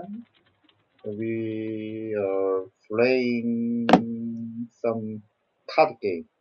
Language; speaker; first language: English; non-native, learner; Korean